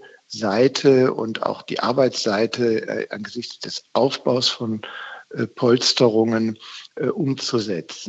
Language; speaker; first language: German; native; German